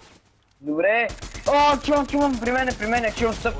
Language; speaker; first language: Bulgarian; native; Bulgarian